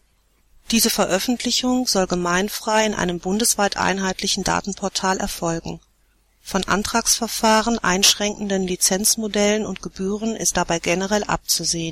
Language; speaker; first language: German; native; German